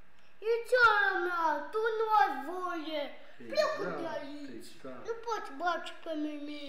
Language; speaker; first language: Romanian; non-native, learner; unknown